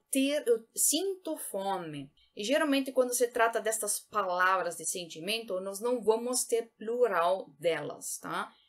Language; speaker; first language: Portuguese; native; Portuguese